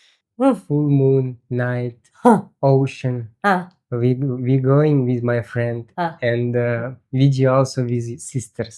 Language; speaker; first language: English; non-native, learner; Russian